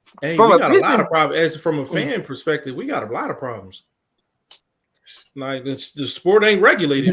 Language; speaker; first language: English; native; English